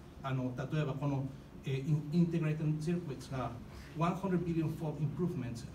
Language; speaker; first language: Japanese; non-native, fluent; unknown